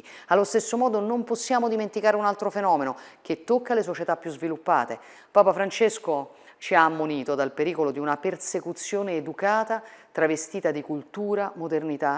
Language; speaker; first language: Italian; native; Italian